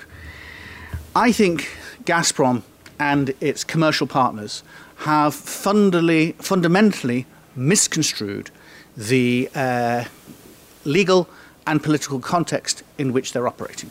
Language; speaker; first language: English; native; English